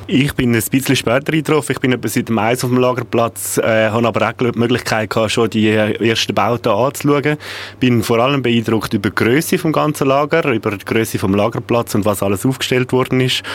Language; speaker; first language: German; native; German